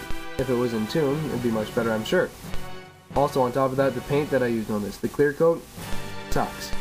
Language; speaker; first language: English; native; English